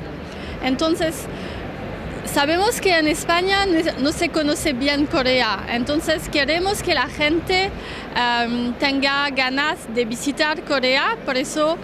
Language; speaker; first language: Spanish; non-native, fluent; Korean